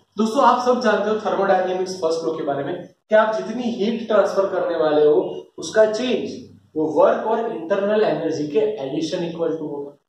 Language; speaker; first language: Hindi; non-native, local second language; Gujarati